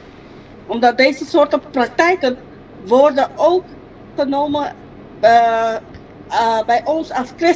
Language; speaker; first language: Dutch; non-native, local second language; Papiamento